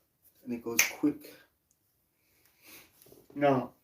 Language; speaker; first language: English; native; English